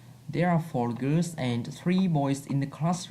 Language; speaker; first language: English; non-native, fluent; Vietnamese